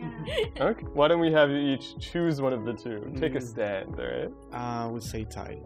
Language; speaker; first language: English; native; English